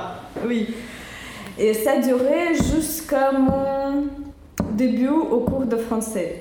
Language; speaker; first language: French; non-native, learner; Russian